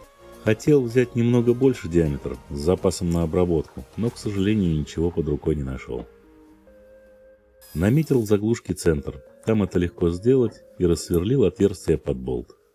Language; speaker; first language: Russian; native; Russian